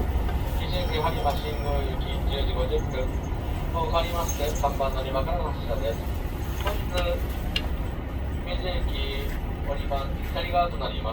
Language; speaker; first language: Japanese; native; Japanese